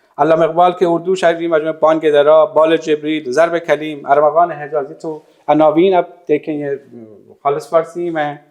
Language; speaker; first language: Urdu; non-native, fluent; Persian